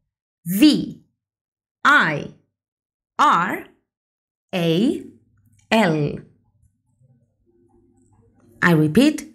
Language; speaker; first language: English; non-native, fluent; Spanish